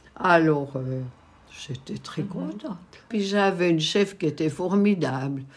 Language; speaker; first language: French; native; French